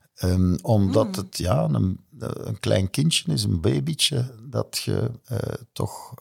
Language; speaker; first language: Dutch; native; Dutch